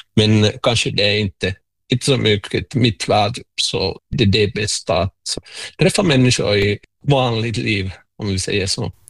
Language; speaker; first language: Swedish; non-native, local second language; Finnish